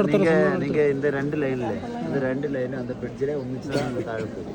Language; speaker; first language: Tamil; non-native, learner; Malayalam